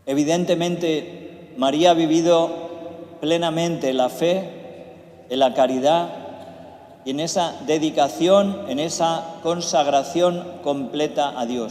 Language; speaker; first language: Spanish; native; Spanish